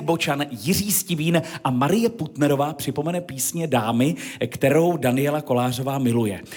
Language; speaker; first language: Czech; native; Czech